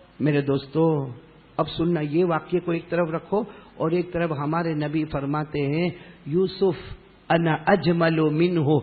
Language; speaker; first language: Urdu; native; Urdu